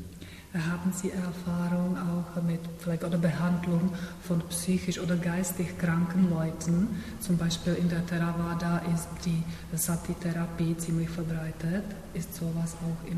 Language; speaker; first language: German; non-native, fluent; Czech